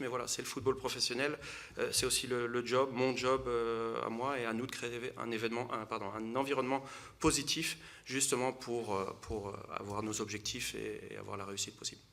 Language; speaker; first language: French; native; French